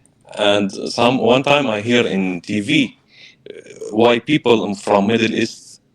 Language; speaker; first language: English; non-native, learner; Arabic